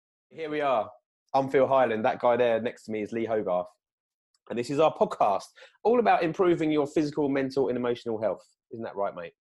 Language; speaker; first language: English; native; English